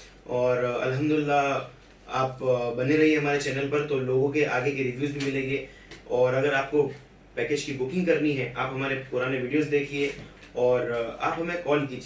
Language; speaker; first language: Hindi; native; Hindi